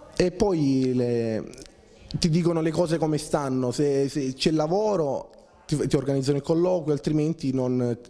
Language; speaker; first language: Italian; native; Italian